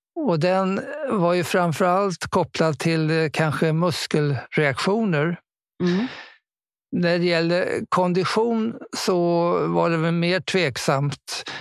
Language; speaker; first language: Swedish; native; Swedish